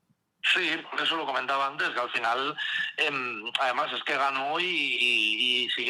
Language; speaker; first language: Spanish; native; Spanish